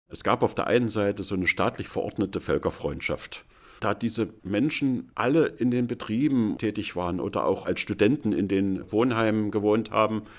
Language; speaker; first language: German; native; German